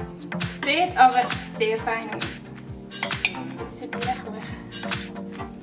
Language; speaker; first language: German; native; German